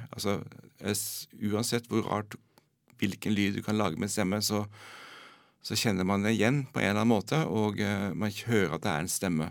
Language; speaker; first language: Norwegian; native; Norwegian